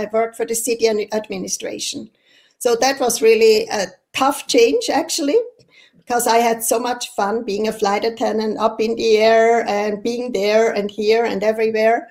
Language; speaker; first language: English; non-native, fluent; Swiss German